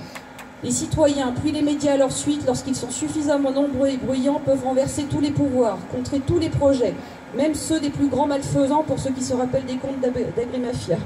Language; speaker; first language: French; native; French